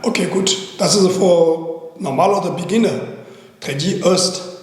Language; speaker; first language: German; non-native, learner; Chinese